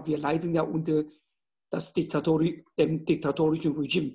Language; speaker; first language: German; non-native, fluent; Chinese